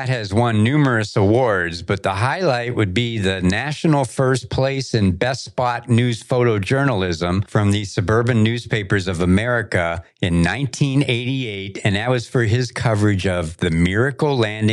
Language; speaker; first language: English; native; English